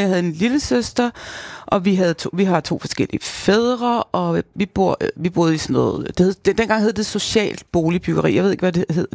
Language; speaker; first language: Danish; native; Danish